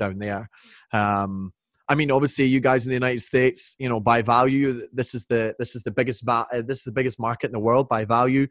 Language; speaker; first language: English; native; English